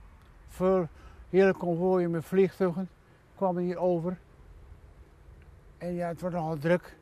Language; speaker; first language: Dutch; native; Dutch